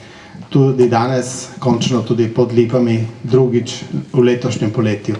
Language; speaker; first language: Slovenian; native; Slovenian